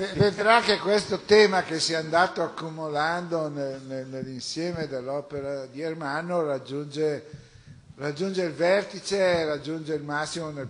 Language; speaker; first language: Italian; native; Italian